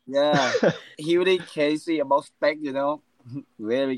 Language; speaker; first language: English; non-native, learner; Thai